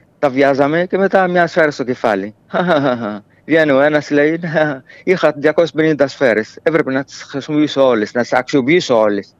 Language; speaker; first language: Greek; non-native, fluent; Arabic